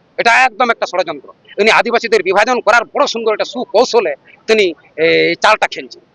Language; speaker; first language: Bangla; non-native, local second language; Santali